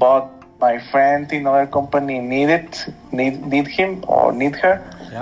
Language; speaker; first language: English; non-native, learner; Spanish